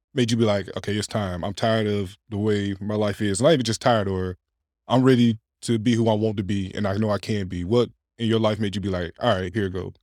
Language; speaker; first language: English; native; English